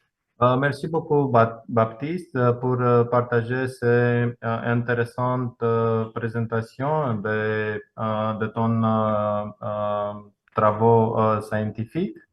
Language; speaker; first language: French; non-native, fluent; Romanian